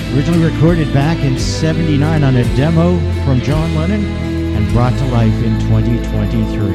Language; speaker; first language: English; native; English